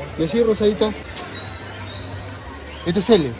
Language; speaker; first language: Spanish; native; Spanish